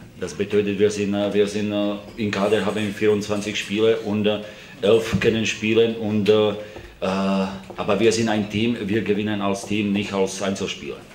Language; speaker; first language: German; non-native, fluent; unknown